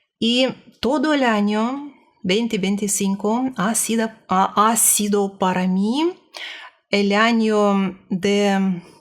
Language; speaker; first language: Spanish; non-native, learner; Russian